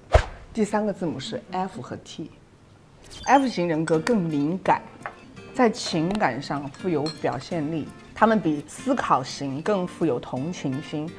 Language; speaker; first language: Chinese; native; Chinese